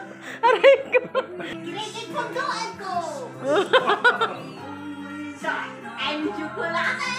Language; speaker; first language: German; non-native, learner; Filipino